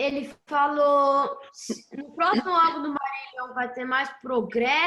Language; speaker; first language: Portuguese; early bilingual, heritage; Portuguese